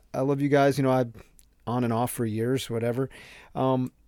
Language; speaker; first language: English; native; English